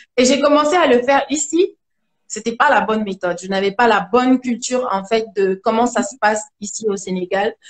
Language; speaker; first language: French; non-native, local second language; Mandingo